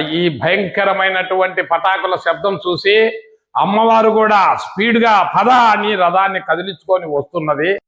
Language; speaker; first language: Telugu; native; Telugu